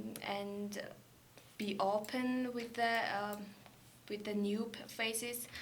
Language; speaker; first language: English; non-native, learner; Georgian